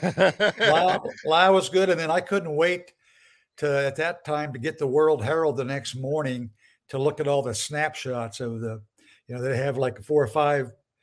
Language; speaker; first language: English; native; English